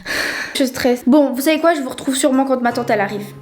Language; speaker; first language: French; native; French